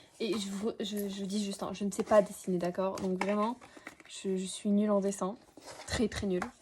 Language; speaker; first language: French; native; French